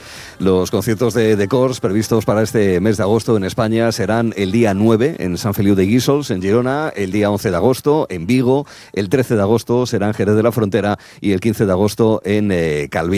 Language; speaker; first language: Spanish; native; Spanish